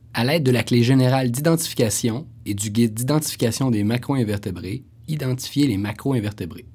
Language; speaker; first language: French; native; French